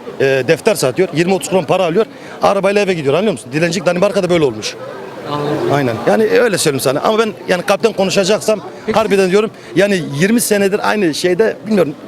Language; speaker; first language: Turkish; native; Turkish